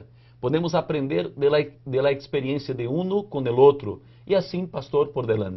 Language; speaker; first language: Spanish; non-native, fluent; Portuguese